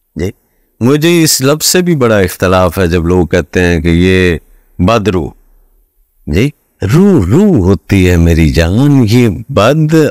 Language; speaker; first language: Urdu; non-native, local second language; Punjabi